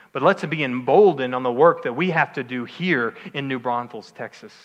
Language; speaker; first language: English; native; English